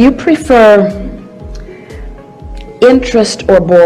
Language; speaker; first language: English; native; English